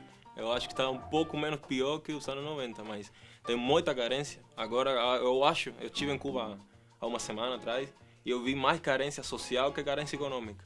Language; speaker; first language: Portuguese; non-native, fluent; Spanish